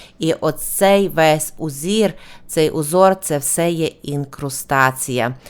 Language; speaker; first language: Ukrainian; native; Ukrainian